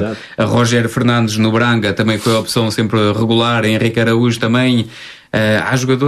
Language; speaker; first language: Portuguese; native; Portuguese